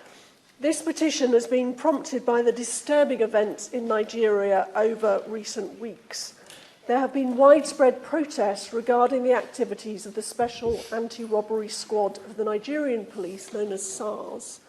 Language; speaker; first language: English; native; English